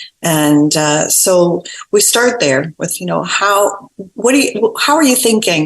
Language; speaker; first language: English; native; English